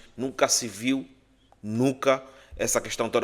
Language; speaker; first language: Portuguese; native; Portuguese